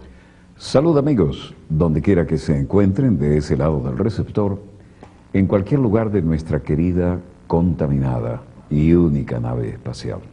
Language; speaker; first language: Spanish; native; Spanish